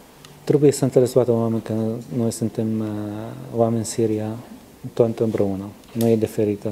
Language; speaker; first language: Romanian; non-native, learner; Arabic